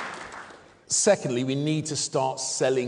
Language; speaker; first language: English; native; English